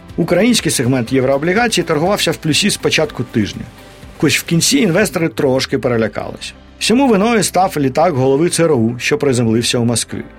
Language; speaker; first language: Ukrainian; non-native, local second language; Russian